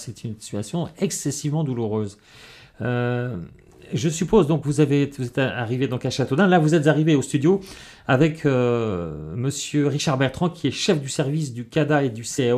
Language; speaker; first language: French; native; French